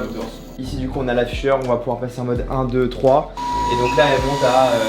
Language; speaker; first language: French; native; French